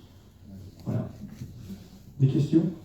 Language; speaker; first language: French; native; French